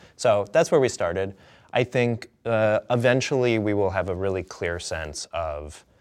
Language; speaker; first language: English; native; English